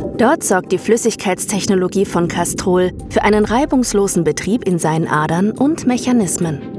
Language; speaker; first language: German; native; German